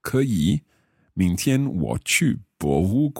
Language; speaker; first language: Chinese; non-native, learner; English